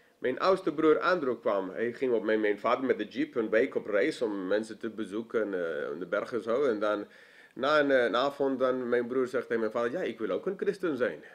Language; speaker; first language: Dutch; non-native, fluent; English